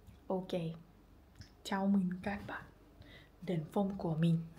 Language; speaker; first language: Vietnamese; non-native, learner; Russian